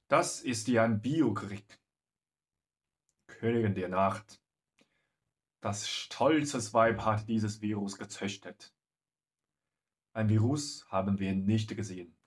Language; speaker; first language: German; non-native, learner; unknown